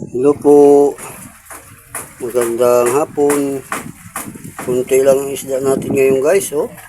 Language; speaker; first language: Filipino; non-native, local second language; Cebuano